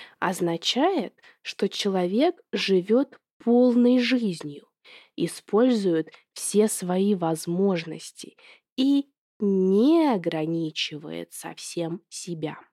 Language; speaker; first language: Russian; native; Russian